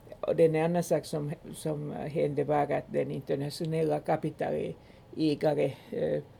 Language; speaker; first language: Swedish; non-native, local second language; Finnish